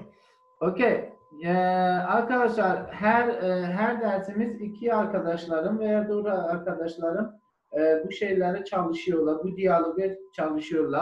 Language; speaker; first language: Turkish; non-native, learner; German